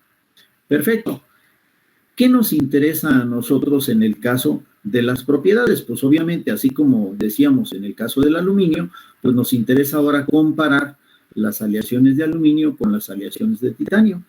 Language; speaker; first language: Spanish; native; Spanish